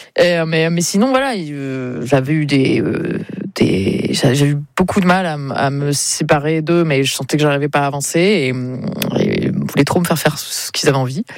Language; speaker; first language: French; native; French